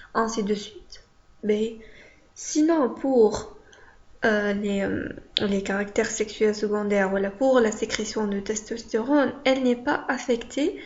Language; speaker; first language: French; non-native, local second language; Arabic